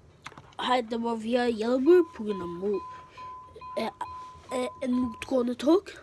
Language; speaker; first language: Norwegian; early bilingual, other home language; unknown